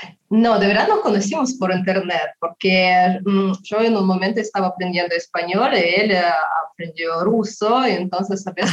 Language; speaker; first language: Spanish; non-native, fluent; Russian